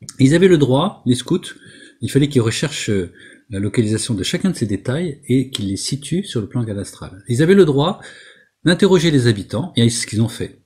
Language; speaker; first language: French; native; French